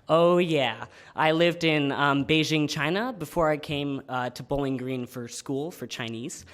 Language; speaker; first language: English; native; English